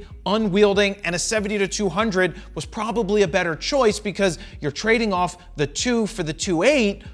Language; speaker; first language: English; native; English